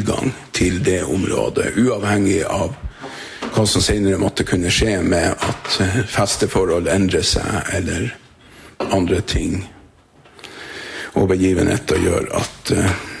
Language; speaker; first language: Norwegian; native; Norwegian